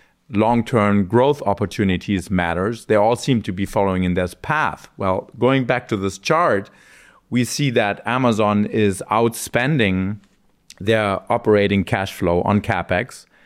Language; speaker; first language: English; non-native, fluent; German